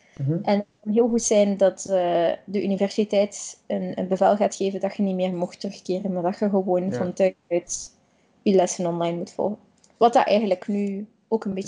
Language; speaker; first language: Dutch; native; Dutch